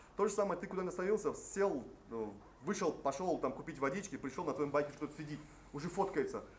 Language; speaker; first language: Russian; non-native, local second language; Tajik